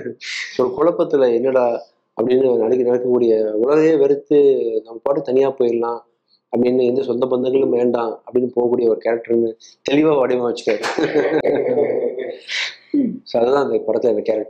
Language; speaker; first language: Tamil; native; Tamil